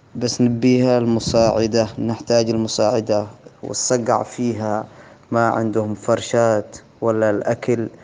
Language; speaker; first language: Arabic; non-native, local second language; Somali